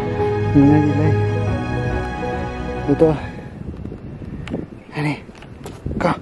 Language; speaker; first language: Chinese; non-native, learner; French